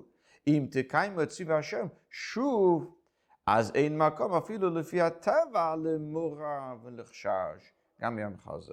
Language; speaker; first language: Hebrew; non-native, fluent; French